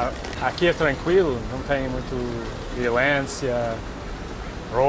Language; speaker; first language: Portuguese; non-native, learner; English